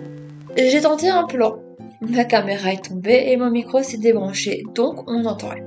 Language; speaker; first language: French; native; French